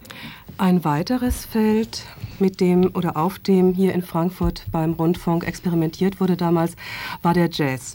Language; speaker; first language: German; native; German